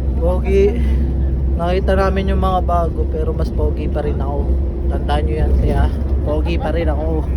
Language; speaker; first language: Filipino; native; Filipino